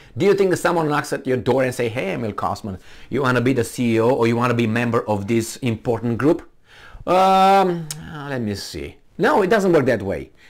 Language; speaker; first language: English; non-native, fluent; Romanian